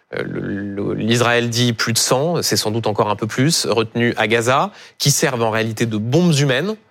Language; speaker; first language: French; native; French